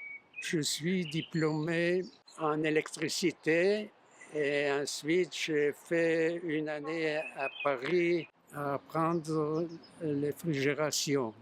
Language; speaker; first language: French; non-native, fluent; Yiddish